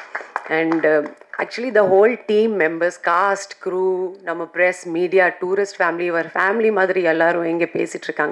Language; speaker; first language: Tamil; non-native, fluent; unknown